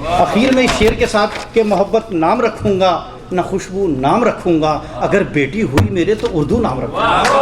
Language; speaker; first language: Urdu; native; Urdu